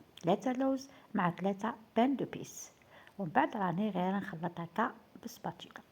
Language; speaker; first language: Arabic; native; Arabic